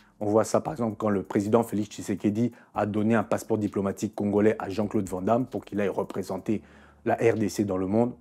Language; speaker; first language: French; non-native, local second language; Lingala